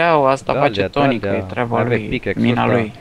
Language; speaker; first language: Romanian; native; Romanian